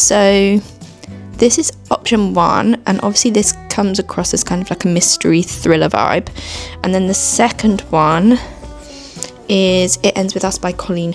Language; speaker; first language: English; native; English